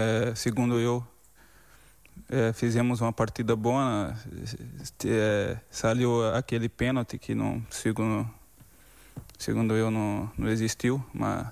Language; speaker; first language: Spanish; non-native, learner; Portuguese